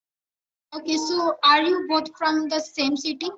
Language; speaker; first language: English; non-native, learner; Hindi